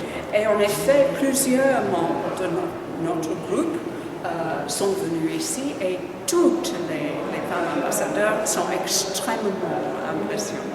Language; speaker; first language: French; non-native, fluent; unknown